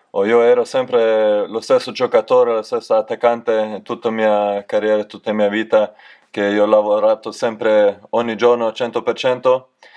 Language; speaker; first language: Italian; non-native, learner; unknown